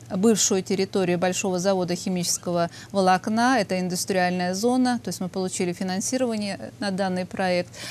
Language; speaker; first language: Russian; native; Russian